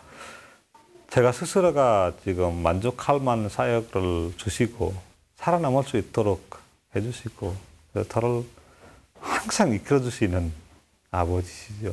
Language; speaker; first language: Korean; non-native, fluent; Nepali